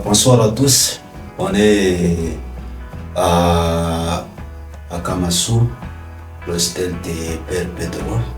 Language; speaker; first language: French; non-native, local second language; Malagasy